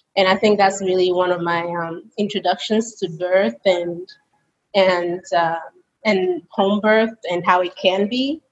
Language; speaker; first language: English; early bilingual, other home language; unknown